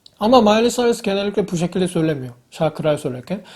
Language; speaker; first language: Turkish; non-native, fluent; Korean